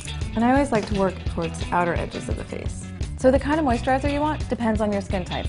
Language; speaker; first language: English; native; English